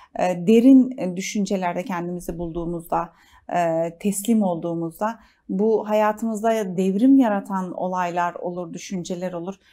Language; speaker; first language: Turkish; native; Turkish